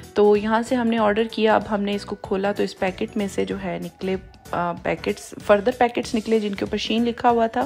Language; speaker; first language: Urdu; native; Urdu